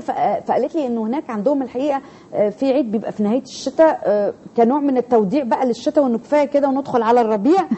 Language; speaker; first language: Arabic; native; Arabic